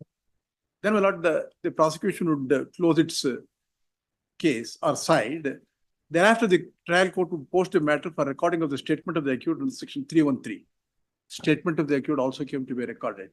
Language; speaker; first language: English; non-native, local second language; Kannada